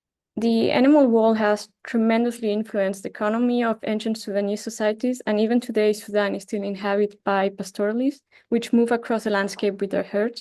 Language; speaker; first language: English; non-native, fluent; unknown